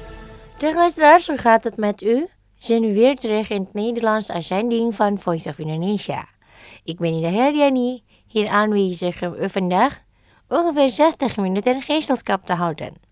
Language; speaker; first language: Dutch; non-native, fluent; Indonesian